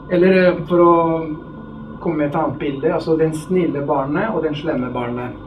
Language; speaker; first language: Norwegian; non-native, fluent; Italian